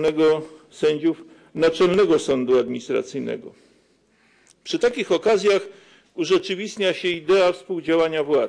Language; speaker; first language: Polish; native; Polish